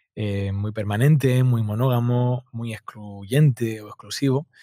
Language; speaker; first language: Spanish; native; Spanish